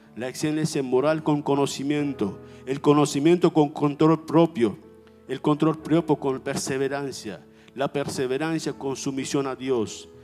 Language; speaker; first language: Spanish; non-native, fluent; Armenian